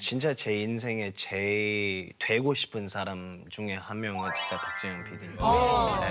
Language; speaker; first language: Korean; non-native, fluent; Cantonese